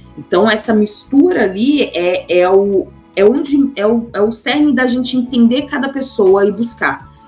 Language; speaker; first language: Portuguese; native; Portuguese